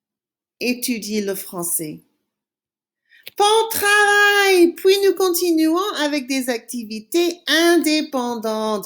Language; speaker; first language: French; non-native, fluent; English